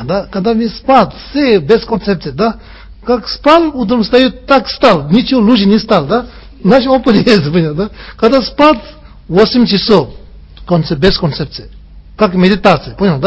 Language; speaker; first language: Russian; non-native, learner; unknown